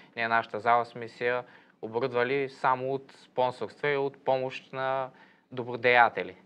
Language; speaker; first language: Bulgarian; native; Bulgarian